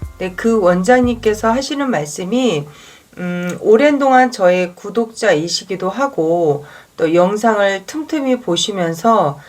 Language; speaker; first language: Korean; native; Korean